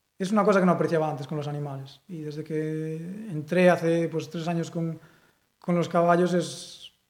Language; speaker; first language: Spanish; non-native, local second language; Galician